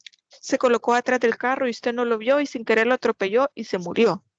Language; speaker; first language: Spanish; native; Spanish